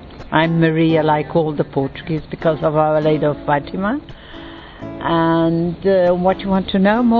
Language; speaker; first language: English; non-native, fluent; Portuguese